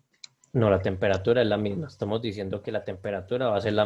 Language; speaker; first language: Spanish; native; Spanish